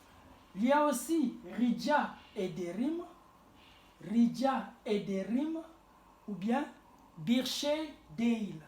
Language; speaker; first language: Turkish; non-native, fluent; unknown